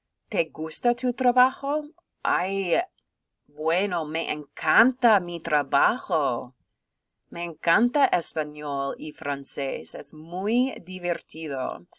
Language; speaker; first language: Spanish; non-native, fluent; English